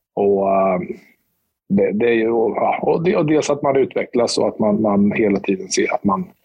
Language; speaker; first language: Swedish; native; Swedish